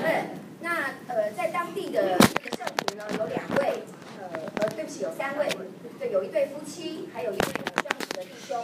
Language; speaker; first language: Chinese; native; Chinese